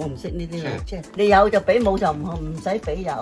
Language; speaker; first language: Cantonese; native; Cantonese